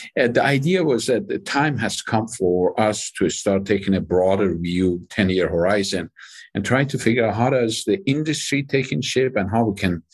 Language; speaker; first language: English; non-native, fluent; Persian